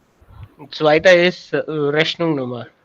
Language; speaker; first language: German; non-native, learner; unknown